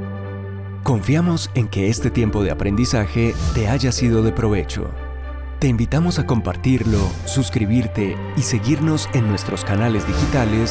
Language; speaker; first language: Spanish; native; Spanish